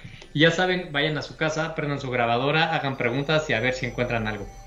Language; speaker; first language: Spanish; native; Spanish